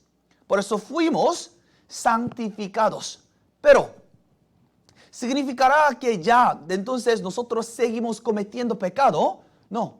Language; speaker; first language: Spanish; non-native, fluent; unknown